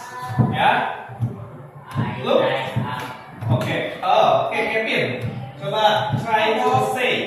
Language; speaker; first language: English; non-native, learner; Indonesian